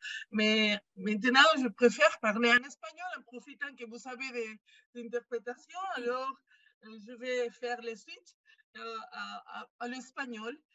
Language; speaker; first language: French; non-native, fluent; Spanish